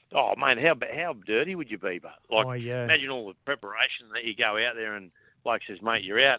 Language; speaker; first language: English; native; English